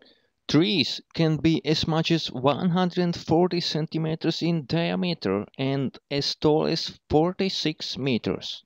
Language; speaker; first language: English; non-native, fluent; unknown